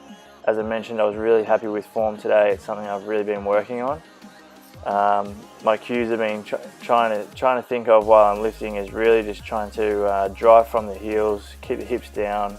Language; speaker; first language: English; native; English